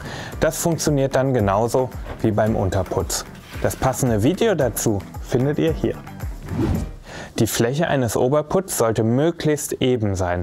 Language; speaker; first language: German; native; German